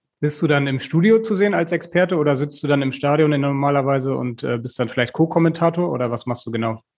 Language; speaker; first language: German; native; German